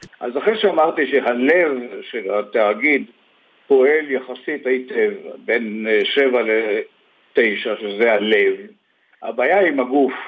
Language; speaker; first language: Hebrew; native; Hebrew